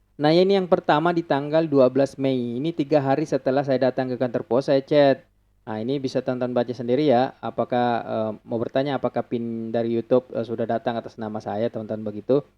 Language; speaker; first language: Indonesian; non-native, local second language; Buginese